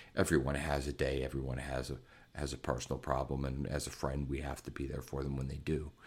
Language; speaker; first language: English; native; English